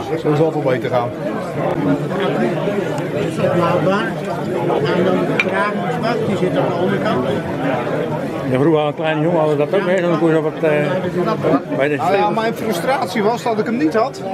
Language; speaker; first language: Dutch; native; Dutch